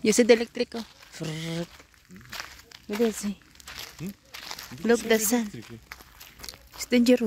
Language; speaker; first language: English; non-native, learner; Filipino